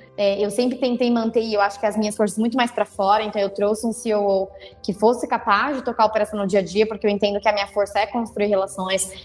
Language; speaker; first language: Portuguese; native; Portuguese